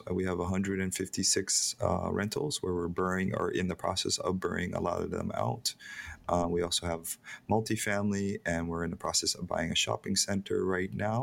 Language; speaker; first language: English; native; English